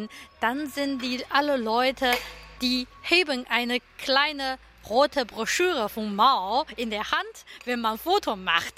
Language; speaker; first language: German; non-native, learner; Chinese